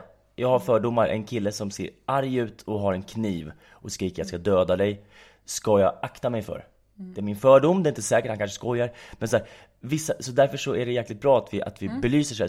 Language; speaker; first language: Swedish; native; Swedish